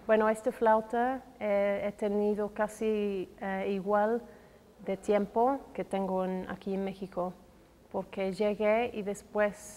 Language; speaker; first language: Spanish; non-native, fluent; English